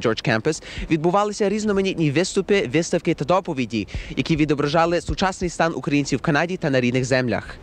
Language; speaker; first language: Ukrainian; early bilingual, heritage; Ukrainian